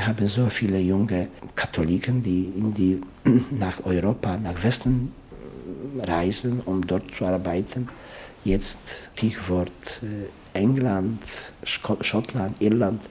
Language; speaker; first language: German; non-native, fluent; Polish